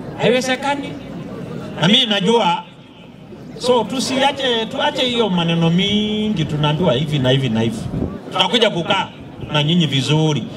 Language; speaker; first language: Swahili; non-native, local second language; Masai